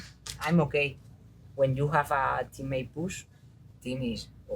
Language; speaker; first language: English; non-native, learner; Spanish